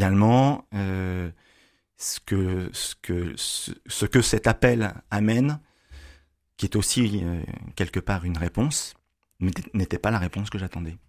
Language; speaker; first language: French; native; French